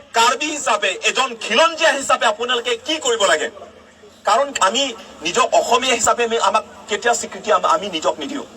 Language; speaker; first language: Assamese; non-native, local second language; Karbi